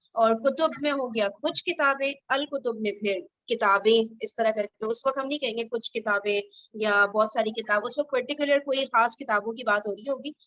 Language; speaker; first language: Urdu; native; Urdu